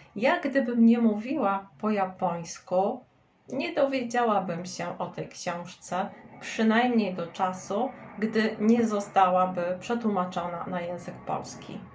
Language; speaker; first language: Polish; native; Polish